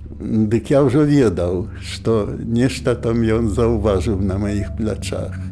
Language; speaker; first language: Polish; non-native, local second language; Belarusian